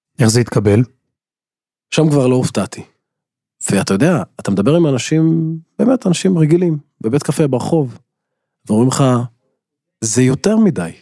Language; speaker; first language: Hebrew; non-native, local second language; Arabic